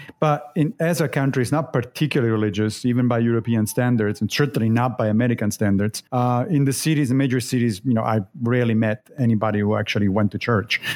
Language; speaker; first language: English; non-native, fluent; Italian